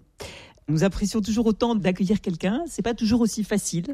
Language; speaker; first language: French; native; French